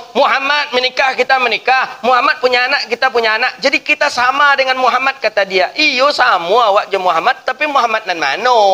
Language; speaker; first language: Malay; native; Malay